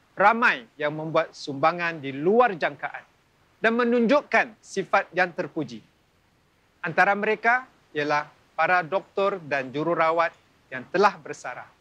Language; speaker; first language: Malay; native; Malay